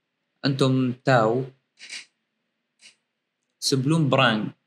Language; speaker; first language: Indonesian; non-native, learner; Arabic